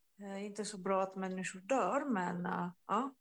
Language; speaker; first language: Swedish; non-native, learner; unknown